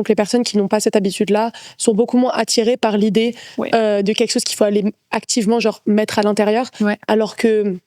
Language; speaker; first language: French; native; French